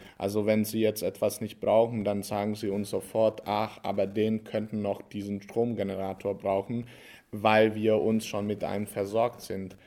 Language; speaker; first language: German; non-native, fluent; Hungarian